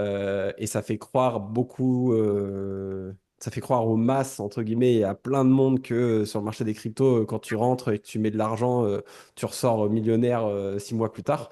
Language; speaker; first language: French; native; French